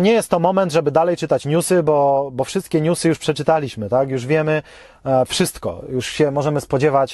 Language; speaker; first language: Polish; native; Polish